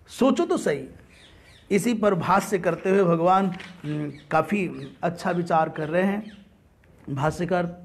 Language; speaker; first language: Hindi; native; Hindi